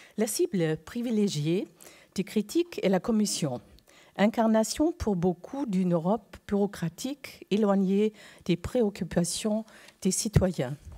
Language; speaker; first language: French; non-native, fluent; German